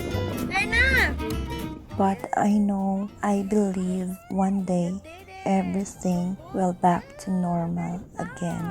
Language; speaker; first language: English; non-native, learner; Filipino